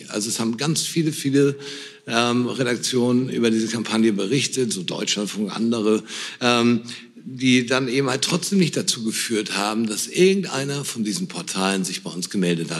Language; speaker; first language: German; native; German